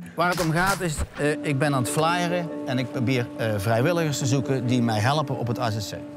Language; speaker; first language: Dutch; native; Dutch